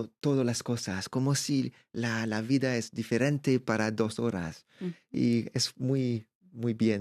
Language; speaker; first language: Spanish; non-native, learner; French